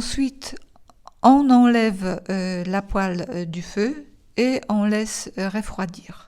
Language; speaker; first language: French; non-native, fluent; Polish